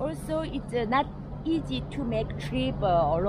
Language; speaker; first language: English; non-native, learner; Spanish